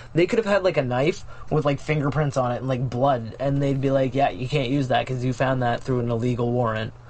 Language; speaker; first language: English; native; English